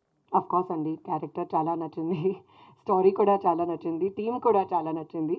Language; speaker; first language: Telugu; non-native, fluent; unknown